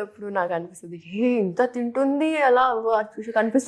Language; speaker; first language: Telugu; non-native, local second language; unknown